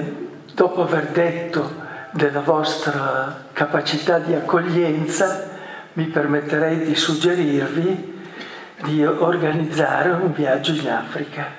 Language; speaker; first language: Italian; native; Italian